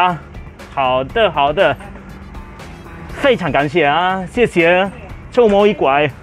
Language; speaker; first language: Chinese; non-native, learner; Spanish